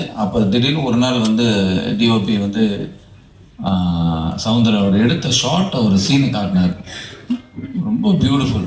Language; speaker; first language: Tamil; native; Tamil